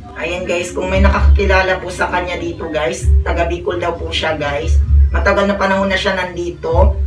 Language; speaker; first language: Filipino; native; Filipino